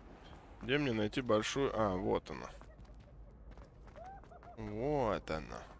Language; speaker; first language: Russian; native; Russian